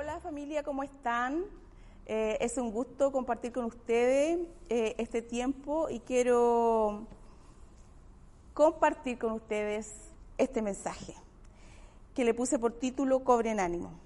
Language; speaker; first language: Spanish; native; Spanish